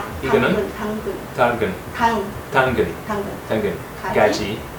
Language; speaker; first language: Korean; non-native, learner; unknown